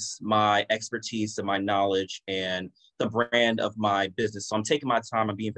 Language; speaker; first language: English; native; English